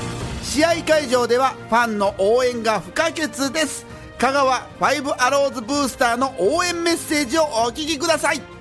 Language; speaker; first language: Japanese; native; Japanese